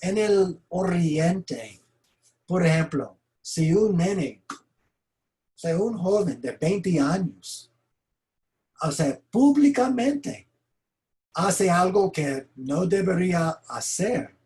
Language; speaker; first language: Spanish; non-native, fluent; English